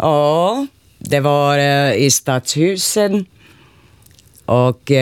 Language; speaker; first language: Swedish; non-native, learner; Finnish